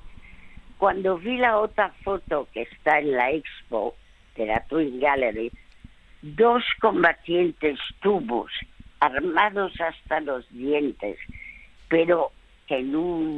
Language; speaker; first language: Spanish; early bilingual, other home language; French